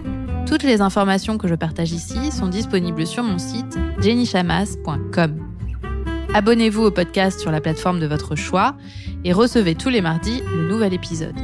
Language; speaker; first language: French; native; French